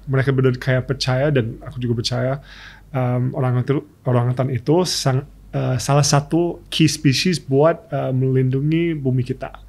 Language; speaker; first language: Indonesian; early bilingual, other home language; English